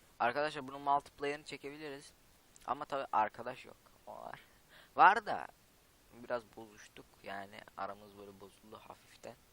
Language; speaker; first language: Turkish; native; Turkish